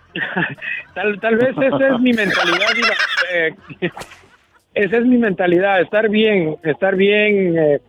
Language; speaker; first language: Spanish; native; Spanish